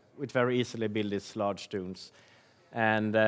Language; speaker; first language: English; non-native, fluent; Swedish